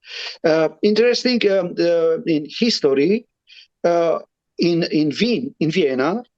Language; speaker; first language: English; non-native, learner; Romany